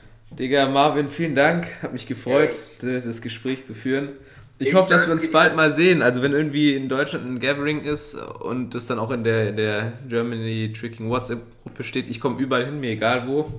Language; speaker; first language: German; native; German